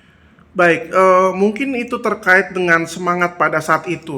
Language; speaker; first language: Indonesian; native; Indonesian